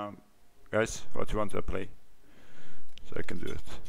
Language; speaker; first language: English; non-native, learner; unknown